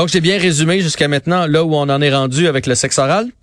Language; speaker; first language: French; native; French